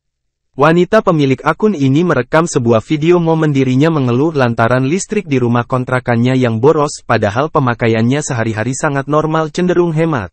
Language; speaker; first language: Indonesian; native; Indonesian